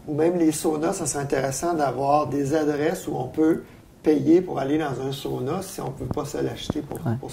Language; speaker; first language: French; native; French